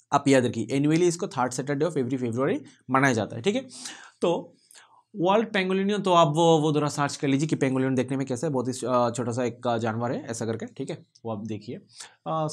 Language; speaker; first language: Hindi; non-native, local second language; Bangla